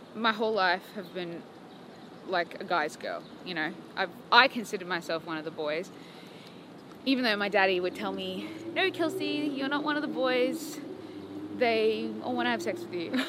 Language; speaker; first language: English; native; English